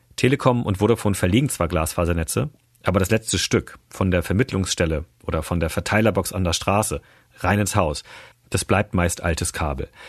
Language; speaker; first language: German; native; German